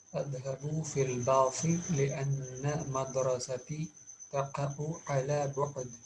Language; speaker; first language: Arabic; non-native, fluent; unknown